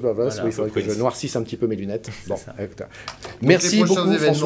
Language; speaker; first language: French; native; French